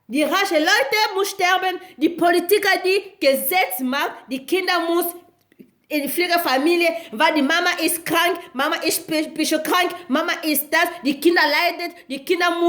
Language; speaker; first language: German; non-native, learner; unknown